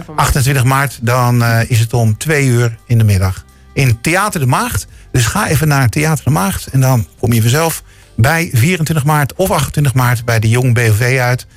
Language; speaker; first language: Dutch; native; Dutch